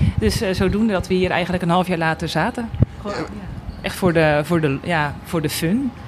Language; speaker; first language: Dutch; native; Dutch